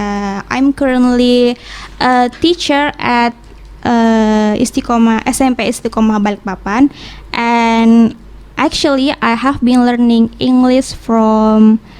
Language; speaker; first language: English; non-native, learner; Indonesian